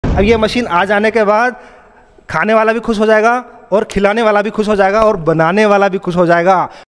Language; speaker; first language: Hindi; native; Hindi